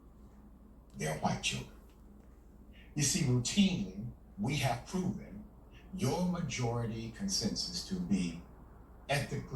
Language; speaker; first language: English; native; English